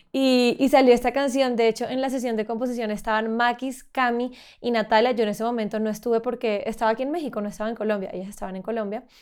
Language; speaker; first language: Spanish; native; Spanish